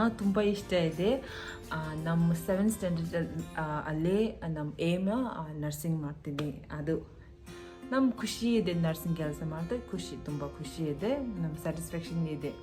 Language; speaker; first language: Kannada; non-native, local second language; Tibetan